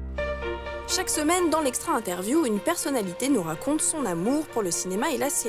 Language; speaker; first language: French; native; French